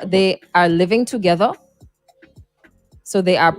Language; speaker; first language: English; native; English